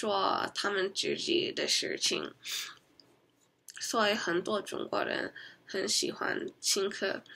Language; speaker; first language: Chinese; non-native, learner; Korean